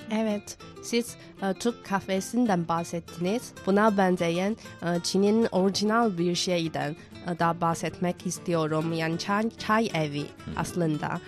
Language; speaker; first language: Turkish; non-native, fluent; Chinese